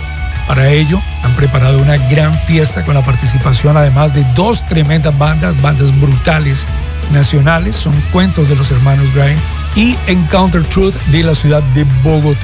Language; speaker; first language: Spanish; native; Spanish